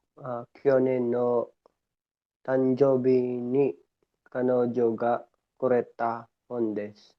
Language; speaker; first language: Japanese; non-native, learner; Filipino